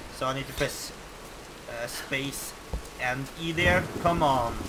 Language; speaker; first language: English; non-native, fluent; Norwegian